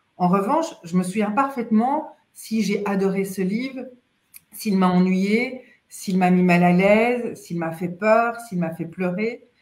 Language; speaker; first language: French; native; French